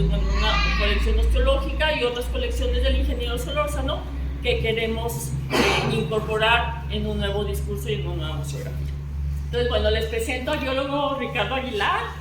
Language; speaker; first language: Spanish; native; Spanish